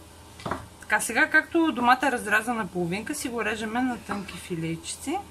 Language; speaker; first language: Bulgarian; native; Bulgarian